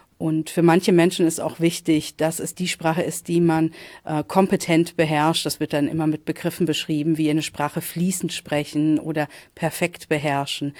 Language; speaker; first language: German; native; German